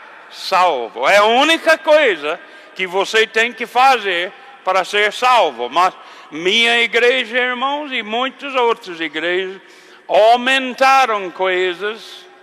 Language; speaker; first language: Portuguese; non-native, fluent; English